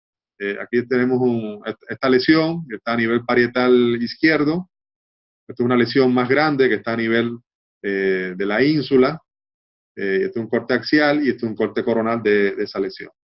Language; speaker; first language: Spanish; native; Spanish